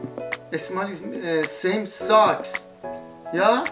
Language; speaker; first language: English; non-native, learner; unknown